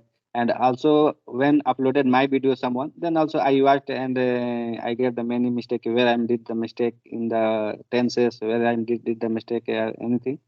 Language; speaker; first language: English; non-native, learner; Hindi